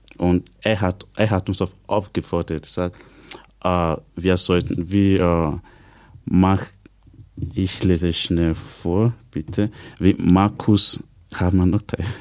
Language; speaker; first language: German; non-native, learner; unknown